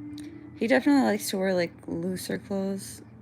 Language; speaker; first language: English; native; English